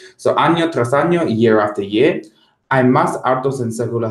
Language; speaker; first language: Spanish; non-native, fluent; English